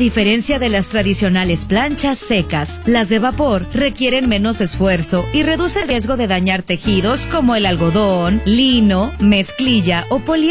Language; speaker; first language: Spanish; native; Spanish